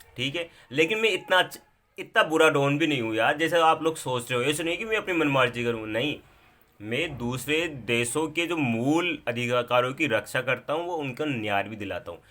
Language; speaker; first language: Hindi; native; Hindi